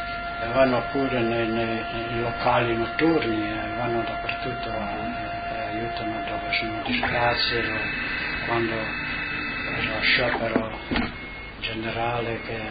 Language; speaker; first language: Italian; non-native, local second language; Slovenian